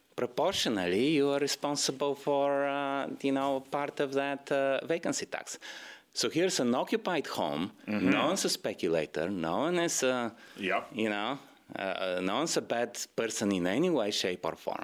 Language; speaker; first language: English; non-native, fluent; Bulgarian